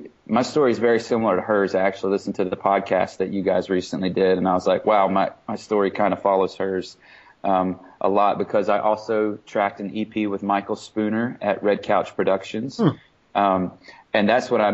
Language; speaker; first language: English; native; English